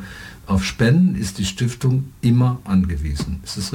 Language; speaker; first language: German; native; German